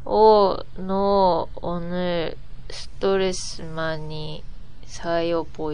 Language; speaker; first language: Korean; non-native, learner; Japanese